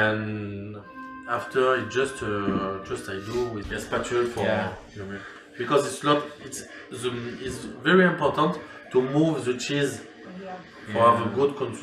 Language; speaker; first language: English; non-native, learner; French